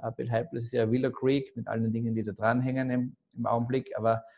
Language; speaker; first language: German; native; German